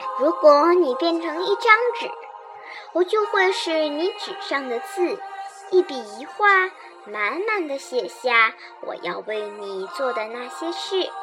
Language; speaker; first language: Chinese; native; Chinese